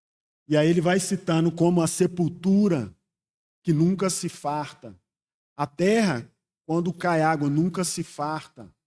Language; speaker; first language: Portuguese; native; Portuguese